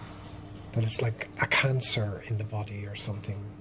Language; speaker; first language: English; native; English